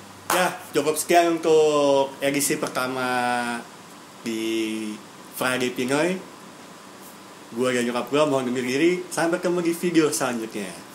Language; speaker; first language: Indonesian; native; Indonesian